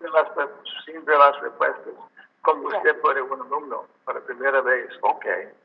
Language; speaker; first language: Spanish; non-native, learner; English